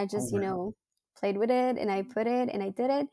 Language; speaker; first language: English; non-native, fluent; Spanish